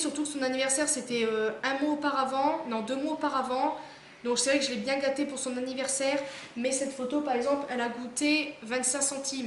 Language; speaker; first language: French; native; French